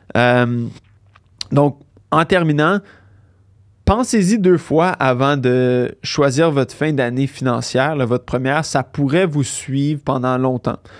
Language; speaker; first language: French; native; French